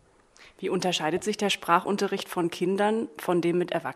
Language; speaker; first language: German; native; German